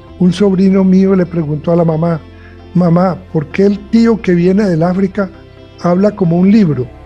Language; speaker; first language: Spanish; native; Spanish